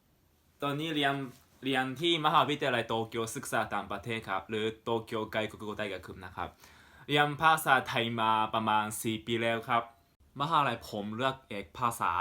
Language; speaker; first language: Thai; non-native, fluent; Japanese